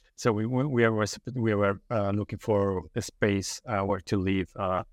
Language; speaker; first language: English; non-native, learner; Italian